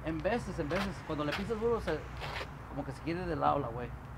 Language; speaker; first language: Spanish; early bilingual, heritage; Spanish